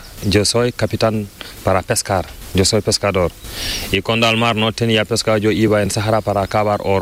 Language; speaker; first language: Spanish; non-native, learner; Fula